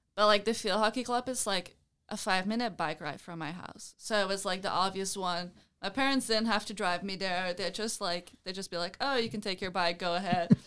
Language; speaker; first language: English; non-native, fluent; Dutch